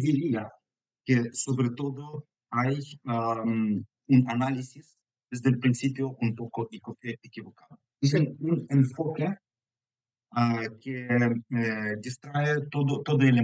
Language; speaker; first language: Spanish; non-native, fluent; Ukrainian